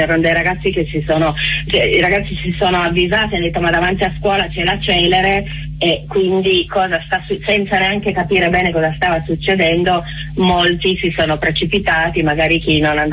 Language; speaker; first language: Italian; native; Italian